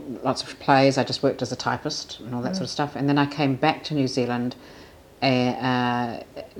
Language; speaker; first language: English; native; English